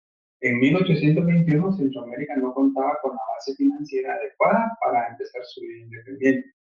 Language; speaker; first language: Spanish; native; Spanish